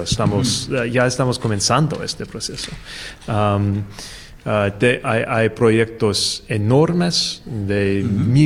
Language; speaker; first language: Spanish; non-native, learner; English